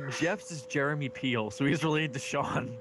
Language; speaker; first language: English; native; English